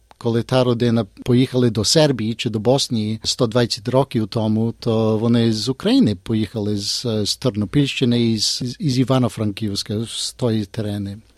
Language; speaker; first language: Ukrainian; early bilingual, heritage; Ukrainian